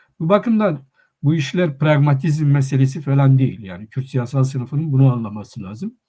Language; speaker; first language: Turkish; non-native, local second language; Kurdish